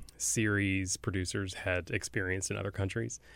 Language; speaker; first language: English; native; English